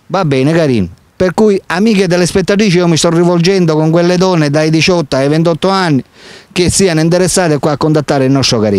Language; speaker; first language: Italian; native; Italian